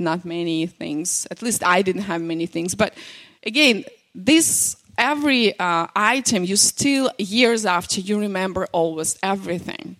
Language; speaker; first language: English; non-native, fluent; Russian